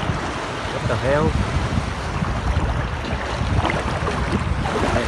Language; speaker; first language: English; non-native, learner; Vietnamese